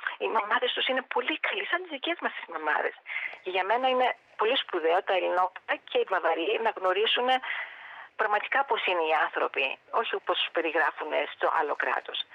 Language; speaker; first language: Greek; native; Greek